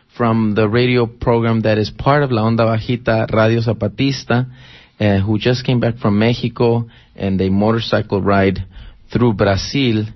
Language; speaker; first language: English; early bilingual, other home language; Spanish